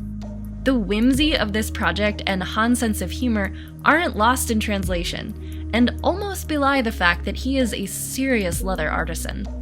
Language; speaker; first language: English; native; English